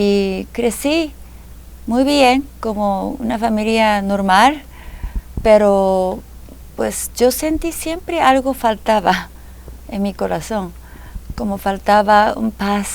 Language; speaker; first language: Spanish; non-native, fluent; Japanese